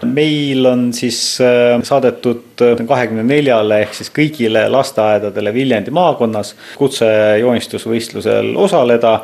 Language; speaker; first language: Estonian; native; Estonian